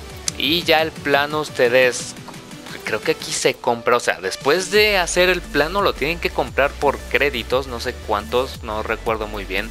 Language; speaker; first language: Spanish; native; Spanish